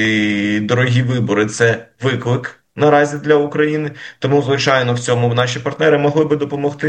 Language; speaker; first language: Ukrainian; native; Ukrainian